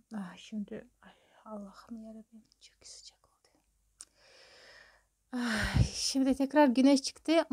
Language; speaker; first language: Turkish; non-native, fluent; Russian